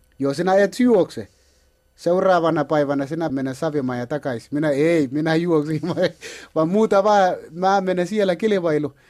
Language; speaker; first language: Finnish; non-native, learner; Kalenjin